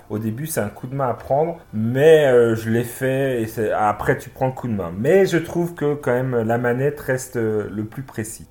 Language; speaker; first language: French; native; French